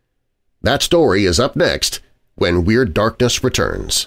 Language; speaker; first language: English; native; English